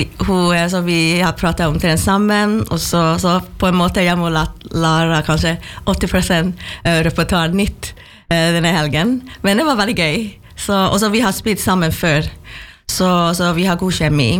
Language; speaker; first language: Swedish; non-native, learner; Chinese